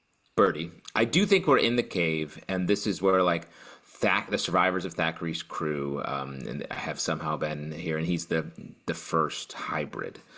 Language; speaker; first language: English; native; English